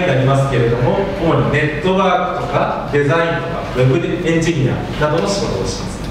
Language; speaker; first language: Russian; non-native, learner; Japanese